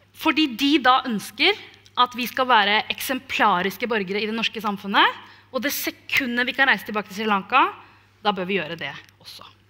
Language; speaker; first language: Norwegian; early bilingual, other home language; Tamil